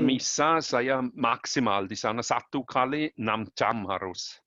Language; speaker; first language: Indonesian; non-native, learner; German